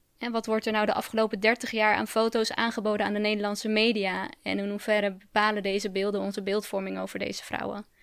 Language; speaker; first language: Dutch; early bilingual, other home language; Turkish